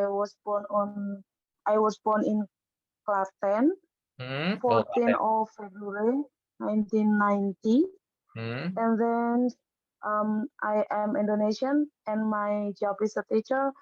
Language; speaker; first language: English; non-native, learner; Indonesian